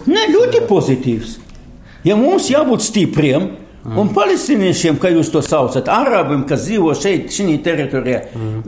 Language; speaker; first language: Latvian; non-native, local second language; Russian